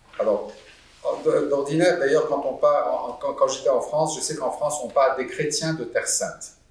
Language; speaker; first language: French; non-native, local second language; Arabic